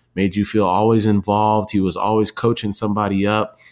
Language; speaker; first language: English; native; English